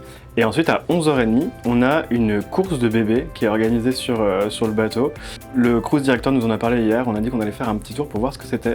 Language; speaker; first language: French; native; French